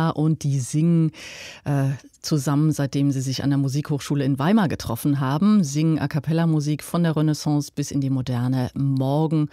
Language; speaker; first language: German; native; German